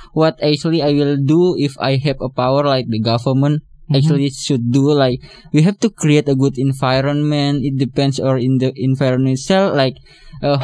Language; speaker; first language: English; non-native, learner; Buginese